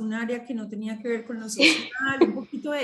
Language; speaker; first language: Spanish; native; Spanish